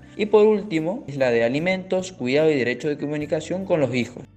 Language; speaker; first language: Spanish; native; Spanish